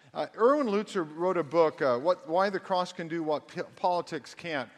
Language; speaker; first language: English; native; English